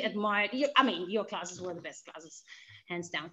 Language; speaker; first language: English; non-native, fluent; Danish